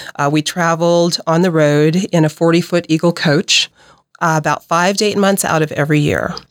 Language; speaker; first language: English; native; English